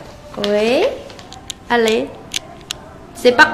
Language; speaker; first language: French; non-native, learner; Korean